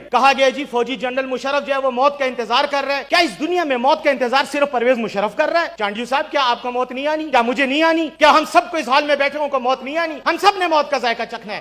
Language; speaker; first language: Urdu; non-native, local second language; Pashto